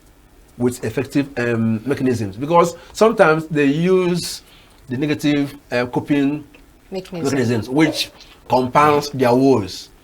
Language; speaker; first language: English; non-native, local second language; Igbo